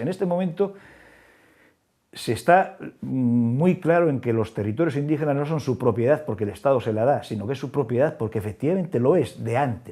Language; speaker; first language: Spanish; native; Spanish